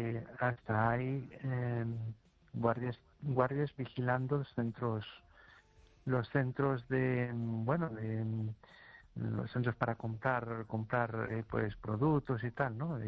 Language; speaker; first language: Spanish; native; Spanish